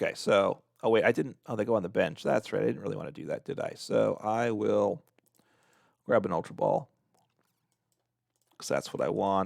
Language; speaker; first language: English; native; English